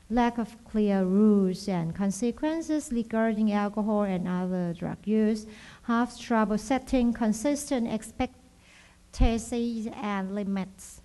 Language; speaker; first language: English; non-native, learner; Thai